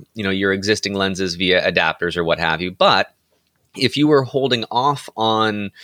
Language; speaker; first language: English; native; English